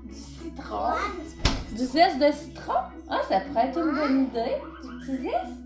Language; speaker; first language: French; native; French